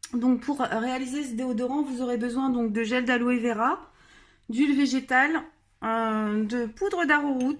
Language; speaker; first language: French; native; French